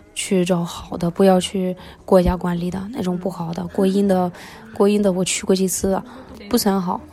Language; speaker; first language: Chinese; early bilingual, other home language; Russian